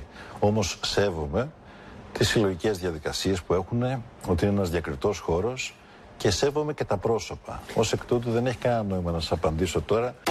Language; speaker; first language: Greek; native; Greek